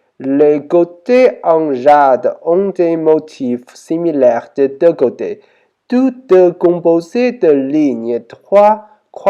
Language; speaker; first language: French; non-native, learner; Chinese